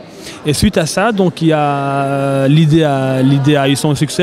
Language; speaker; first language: French; native; French